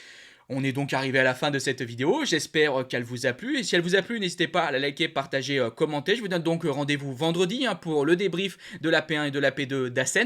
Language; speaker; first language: French; native; French